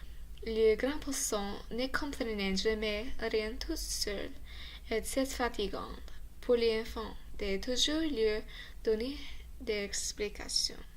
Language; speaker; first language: French; non-native, learner; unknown